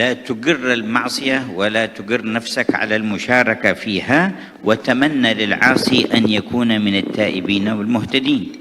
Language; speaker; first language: Arabic; native; Arabic